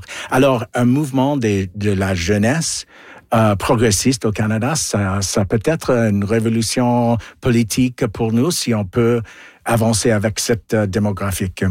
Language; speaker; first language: French; non-native, local second language; English